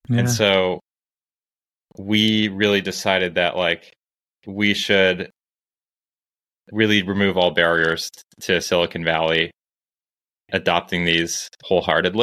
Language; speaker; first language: English; native; English